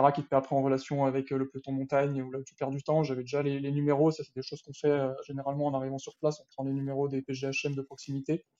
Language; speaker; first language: French; native; French